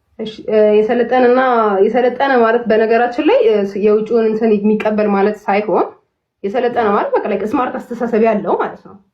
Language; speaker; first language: Amharic; native; Amharic